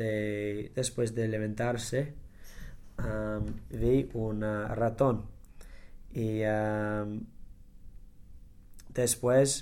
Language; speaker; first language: Spanish; non-native, learner; English